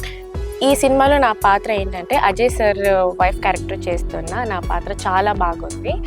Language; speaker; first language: Telugu; non-native, learner; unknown